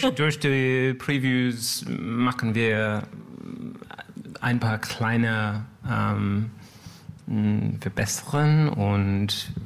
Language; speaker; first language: German; non-native, learner; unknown